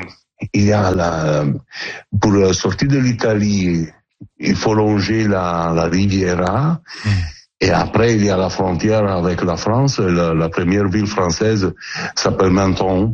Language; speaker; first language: French; non-native, learner; Italian